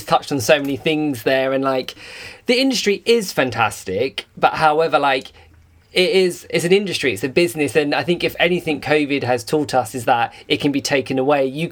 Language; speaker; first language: English; native; English